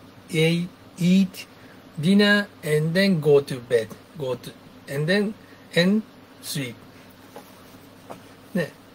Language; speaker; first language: English; non-native, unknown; Japanese